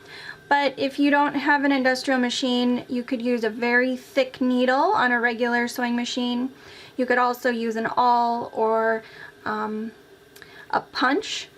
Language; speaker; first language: English; native; English